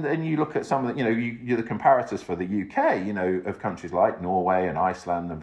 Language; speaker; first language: English; native; English